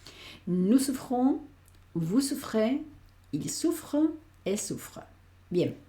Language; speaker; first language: French; non-native, fluent; Spanish